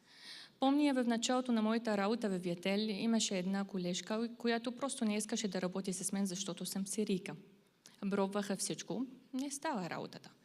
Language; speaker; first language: Bulgarian; non-native, fluent; Arabic